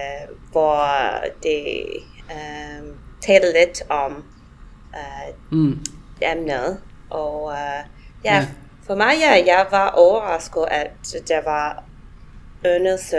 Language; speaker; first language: Danish; non-native, fluent; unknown